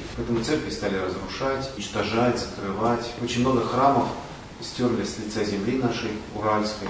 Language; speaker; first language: Russian; native; Russian